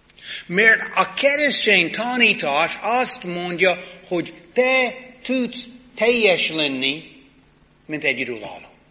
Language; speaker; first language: Hungarian; non-native, learner; English